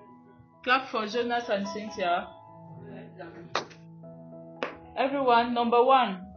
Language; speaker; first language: English; non-native, fluent; French